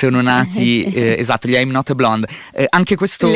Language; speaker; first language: Italian; native; Italian